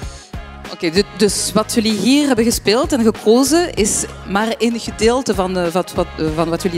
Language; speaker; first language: Dutch; non-native, fluent; French